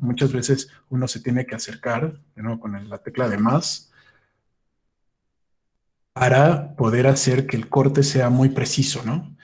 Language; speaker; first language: Spanish; native; Spanish